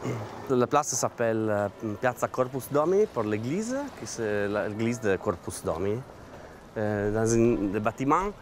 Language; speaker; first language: French; non-native, learner; Italian